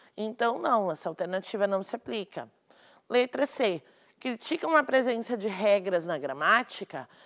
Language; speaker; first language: Portuguese; native; Portuguese